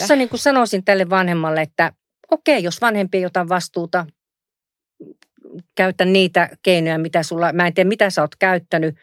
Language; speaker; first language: Finnish; native; Finnish